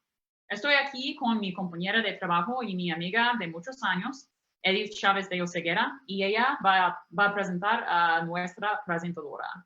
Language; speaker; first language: Spanish; non-native, fluent; English